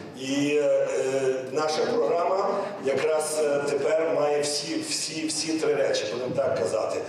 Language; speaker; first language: Ukrainian; early bilingual, heritage; English